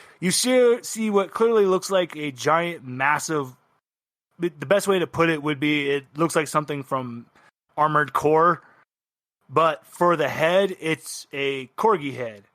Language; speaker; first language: English; native; English